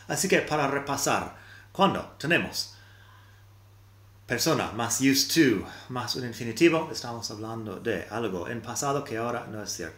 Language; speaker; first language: Spanish; non-native, fluent; English